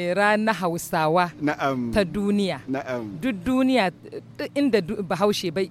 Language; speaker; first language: Hausa; native; Hausa